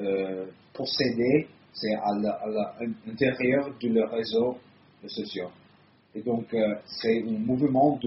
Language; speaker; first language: French; non-native, fluent; Italian